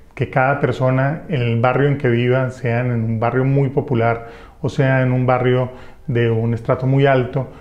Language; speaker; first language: Spanish; native; Spanish